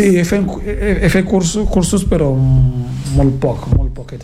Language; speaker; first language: Catalan; non-native, fluent; Fula